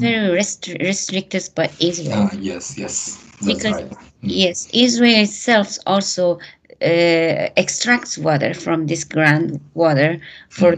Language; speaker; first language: English; non-native, fluent; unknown